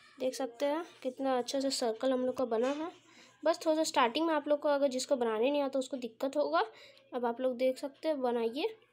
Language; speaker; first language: Hindi; native; Hindi